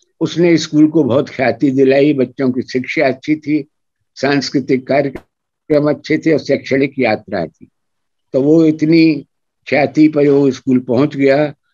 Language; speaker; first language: Hindi; native; Hindi